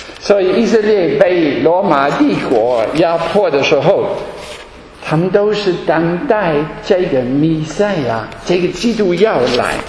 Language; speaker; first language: Chinese; non-native, fluent; German